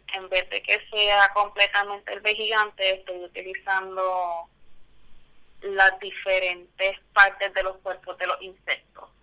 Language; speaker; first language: Spanish; native; Spanish